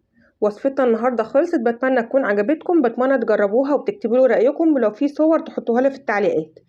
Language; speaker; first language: Arabic; native; Arabic